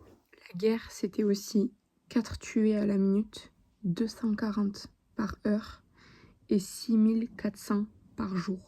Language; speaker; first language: French; native; French